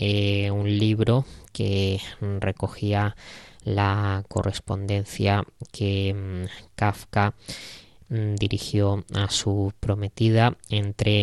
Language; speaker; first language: Spanish; native; Spanish